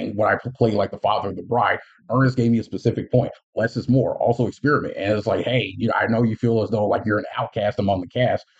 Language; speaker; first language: English; native; English